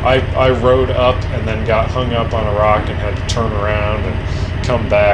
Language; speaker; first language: English; native; English